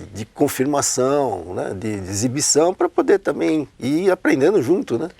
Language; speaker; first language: Portuguese; native; Portuguese